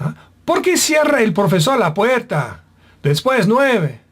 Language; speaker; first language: Spanish; non-native, fluent; English